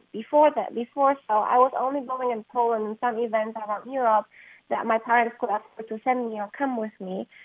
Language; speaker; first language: English; non-native, fluent; Polish